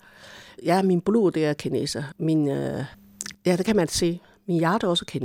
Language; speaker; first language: Danish; non-native, fluent; Chinese